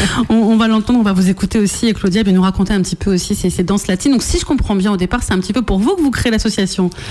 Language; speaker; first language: French; native; French